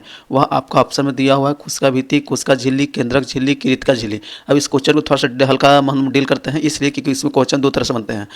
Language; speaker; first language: Hindi; native; Hindi